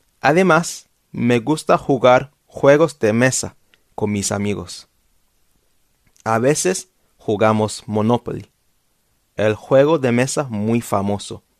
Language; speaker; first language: Spanish; non-native, fluent; English